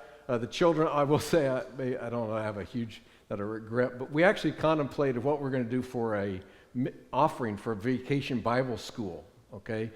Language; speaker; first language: English; native; English